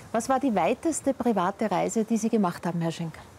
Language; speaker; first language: German; native; German